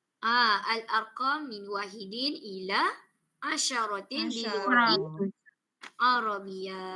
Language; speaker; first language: Arabic; non-native, learner; Malay